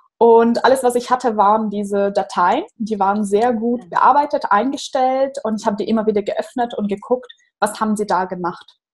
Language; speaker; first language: German; non-native, fluent; Portuguese